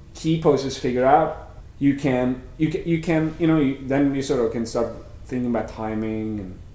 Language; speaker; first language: English; non-native, fluent; Norwegian